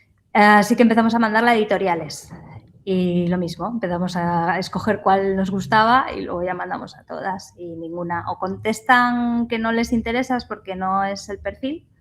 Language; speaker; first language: Spanish; native; Spanish